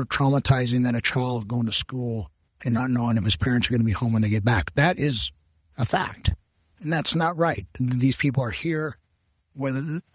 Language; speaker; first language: English; non-native, local second language; Spanish